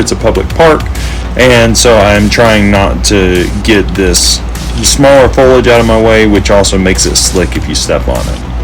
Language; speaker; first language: English; native; English